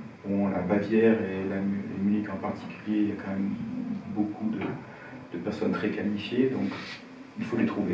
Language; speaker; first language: French; native; French